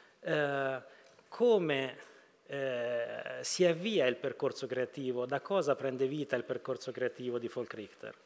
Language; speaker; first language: Italian; native; Italian